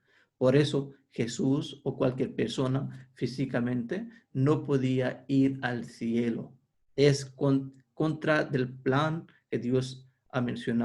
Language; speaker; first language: Spanish; non-native, fluent; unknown